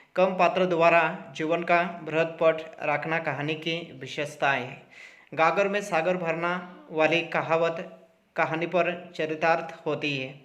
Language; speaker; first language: Hindi; non-native, local second language; Marathi